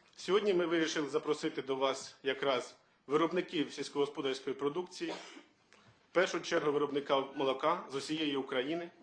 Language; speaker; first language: Ukrainian; native; Ukrainian